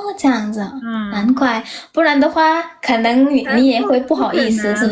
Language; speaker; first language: Chinese; non-native, learner; Indonesian